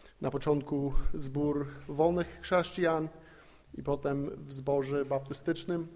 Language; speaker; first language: Polish; non-native, fluent; English